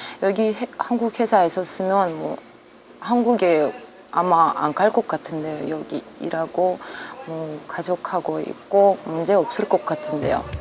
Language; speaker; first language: Korean; early bilingual, heritage; Russian